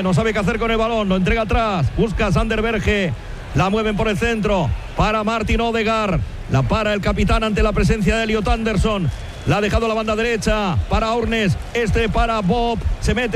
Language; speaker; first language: Spanish; native; Spanish